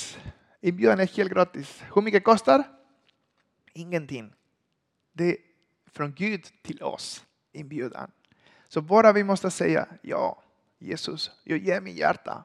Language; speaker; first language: Swedish; non-native, learner; Spanish